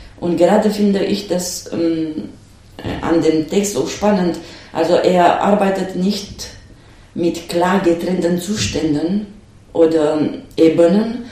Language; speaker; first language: German; non-native, fluent; Romanian